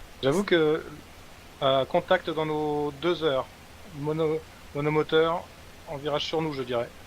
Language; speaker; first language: French; native; French